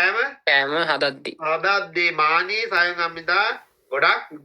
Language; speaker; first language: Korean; non-native, fluent; Sinhala